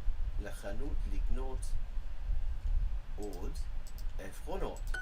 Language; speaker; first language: Hebrew; non-native, learner; English